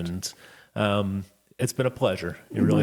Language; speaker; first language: English; native; English